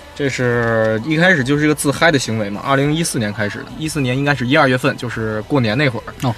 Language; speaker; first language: Chinese; native; Chinese